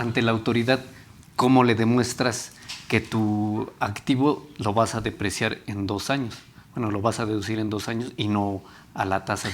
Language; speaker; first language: Spanish; native; Spanish